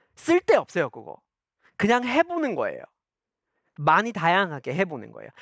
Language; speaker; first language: Korean; non-native, fluent; English